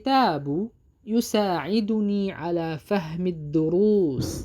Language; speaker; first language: Arabic; non-native, fluent; Indonesian